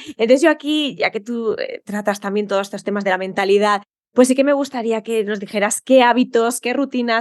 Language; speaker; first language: Spanish; native; Spanish